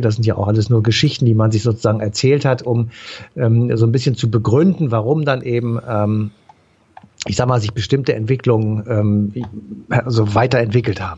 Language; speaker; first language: German; native; German